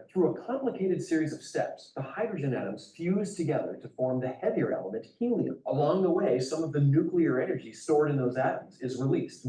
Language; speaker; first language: English; native; English